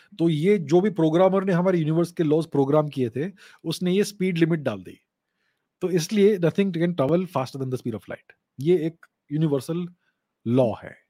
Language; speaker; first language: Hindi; non-native, local second language; Gujarati